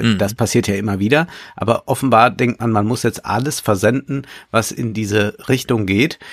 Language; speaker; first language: German; native; German